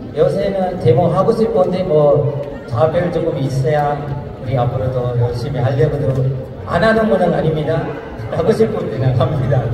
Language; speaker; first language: Korean; non-native, fluent; Sinhala